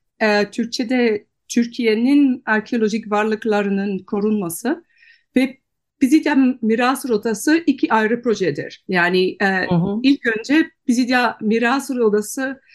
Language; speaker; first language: Turkish; non-native, fluent; Dutch